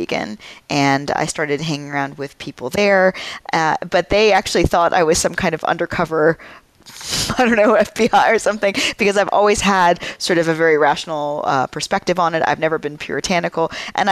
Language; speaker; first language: English; native; English